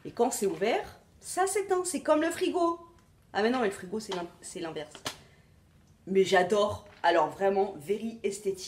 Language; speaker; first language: French; native; French